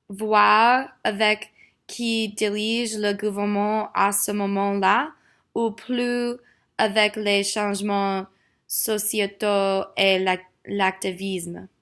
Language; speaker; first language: French; non-native, learner; English